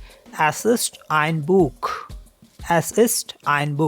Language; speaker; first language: German; non-native, fluent; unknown